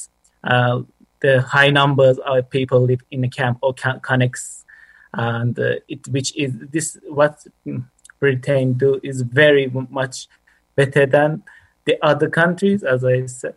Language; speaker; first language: English; non-native, fluent; Persian